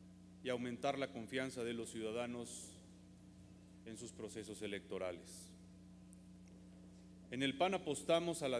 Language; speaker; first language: Spanish; native; Spanish